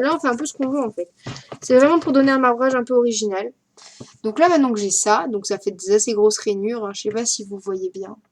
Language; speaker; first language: French; native; French